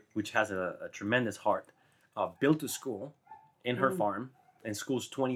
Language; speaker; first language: English; non-native, fluent; Spanish